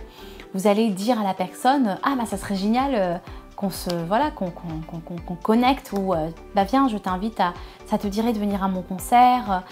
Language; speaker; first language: French; native; French